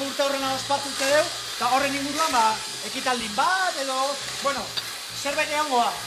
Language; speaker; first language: Basque; native; Basque